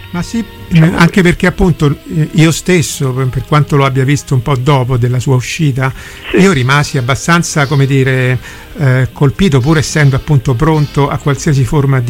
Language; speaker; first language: Italian; native; Italian